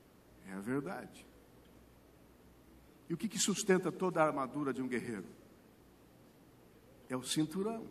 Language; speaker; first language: Portuguese; native; Portuguese